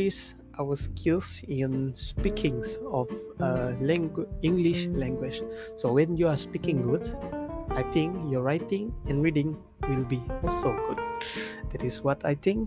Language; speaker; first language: English; non-native, local second language; Malay